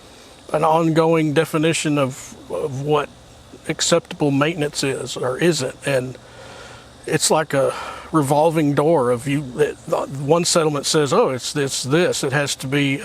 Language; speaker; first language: English; native; English